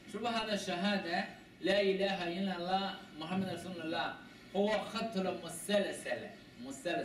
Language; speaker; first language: Arabic; non-native, learner; Chinese